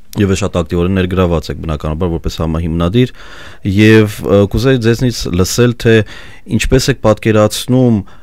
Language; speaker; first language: Armenian; native; Armenian